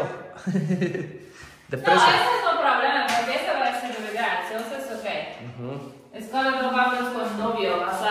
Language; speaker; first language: Spanish; non-native, learner; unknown